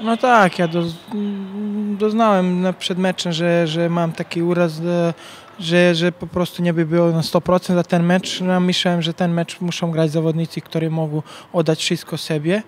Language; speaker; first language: Polish; non-native, learner; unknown